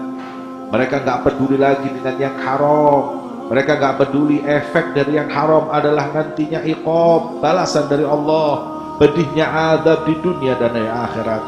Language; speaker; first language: Indonesian; native; Indonesian